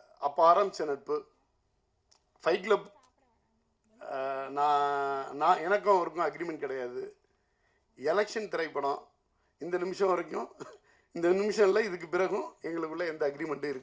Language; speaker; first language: Tamil; native; Tamil